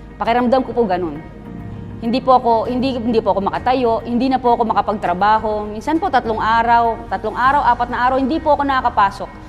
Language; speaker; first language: Filipino; native; Filipino